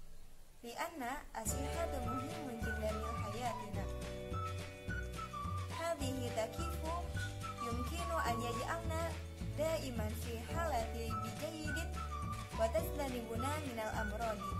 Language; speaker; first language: Arabic; non-native, learner; Indonesian